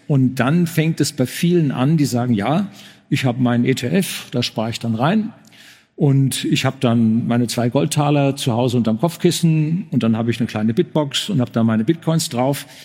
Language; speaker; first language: German; native; German